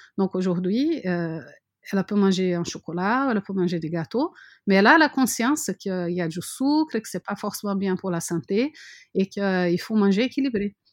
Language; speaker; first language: French; non-native, fluent; Portuguese